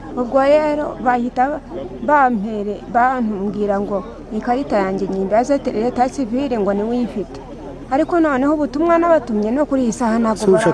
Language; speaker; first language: Kinyarwanda; early bilingual, heritage; Kinyarwanda